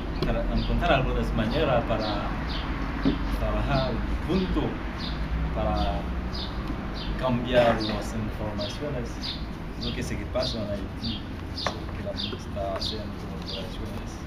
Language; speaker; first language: Spanish; non-native, learner; Haitian Creole